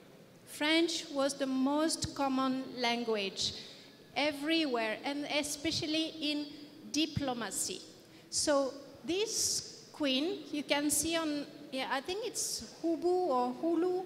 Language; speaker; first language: English; non-native, fluent; French